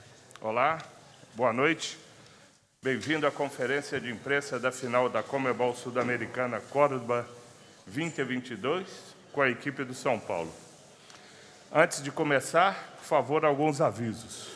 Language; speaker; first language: Portuguese; non-native, fluent; Spanish